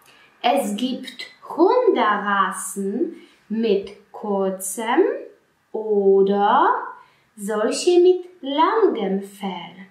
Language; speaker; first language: German; non-native, fluent; Polish